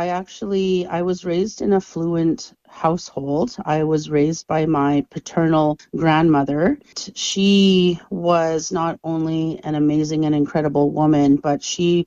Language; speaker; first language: English; non-native, fluent; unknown